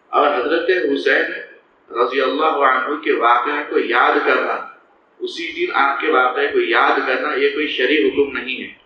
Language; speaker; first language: Urdu; native; Urdu